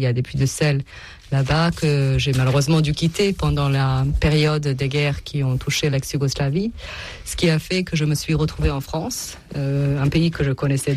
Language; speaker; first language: French; non-native, fluent; Serbian